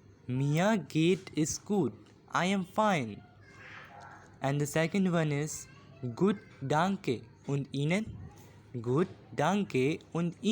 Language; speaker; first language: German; non-native, learner; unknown